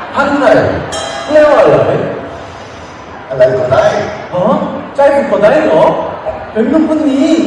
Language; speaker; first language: Thai; non-native, learner; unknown